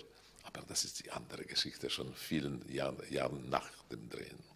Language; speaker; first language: German; non-native, fluent; Polish